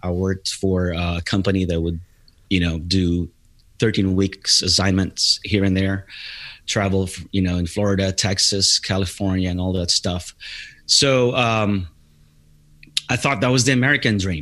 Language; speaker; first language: English; non-native, local second language; Filipino